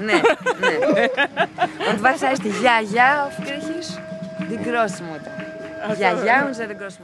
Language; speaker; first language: German; non-native, fluent; Greek